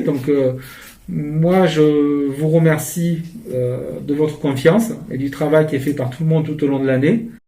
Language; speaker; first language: French; native; French